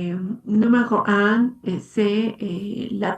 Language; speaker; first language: French; non-native, learner; Spanish